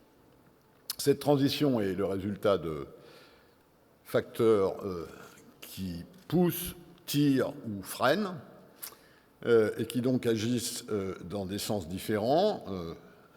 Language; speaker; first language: French; native; French